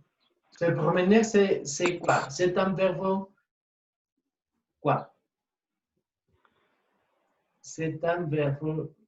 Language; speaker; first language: French; non-native, fluent; Spanish